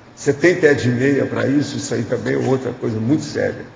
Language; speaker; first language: Portuguese; native; Portuguese